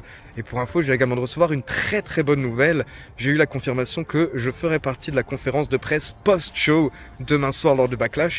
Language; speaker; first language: French; native; French